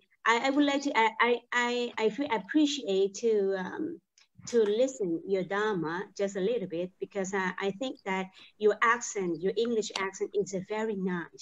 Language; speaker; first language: English; non-native, learner; Thai